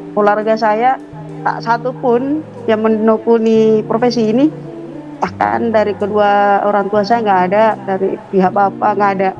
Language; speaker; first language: Indonesian; native; Indonesian